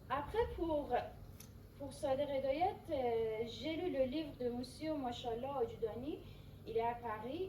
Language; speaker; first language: French; non-native, fluent; Persian